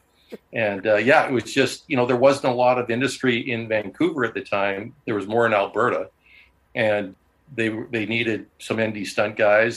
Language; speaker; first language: English; native; English